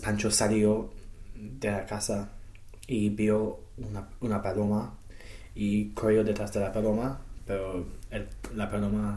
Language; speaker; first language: Spanish; non-native, learner; English